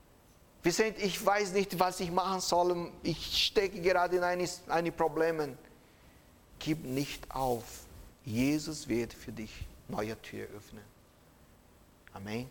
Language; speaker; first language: German; non-native, fluent; Portuguese